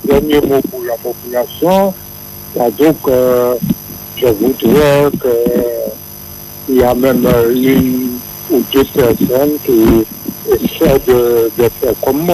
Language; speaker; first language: French; non-native, local second language; Guadeloupean Creole French